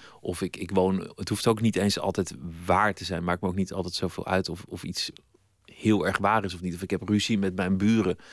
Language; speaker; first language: Dutch; native; Dutch